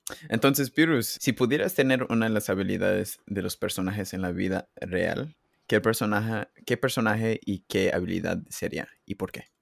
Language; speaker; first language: Spanish; early bilingual, heritage; Spanish